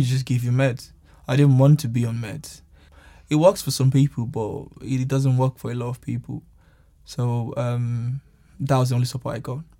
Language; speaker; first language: English; non-native, local second language; Yoruba